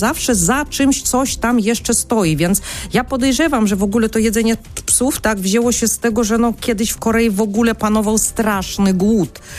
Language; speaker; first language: Polish; non-native, fluent; Russian